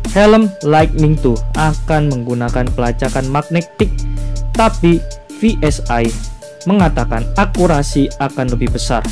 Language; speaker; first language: Indonesian; native; Indonesian